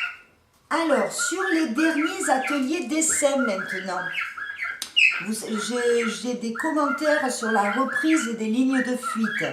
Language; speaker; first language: French; native; French